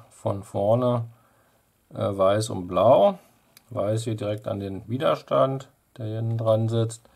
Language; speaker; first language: German; native; German